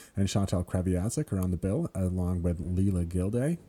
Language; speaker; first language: English; native; English